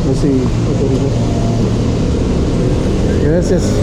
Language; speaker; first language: Spanish; non-native, learner; Haitian Creole